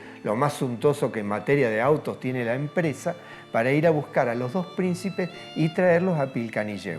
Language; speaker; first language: Spanish; native; Spanish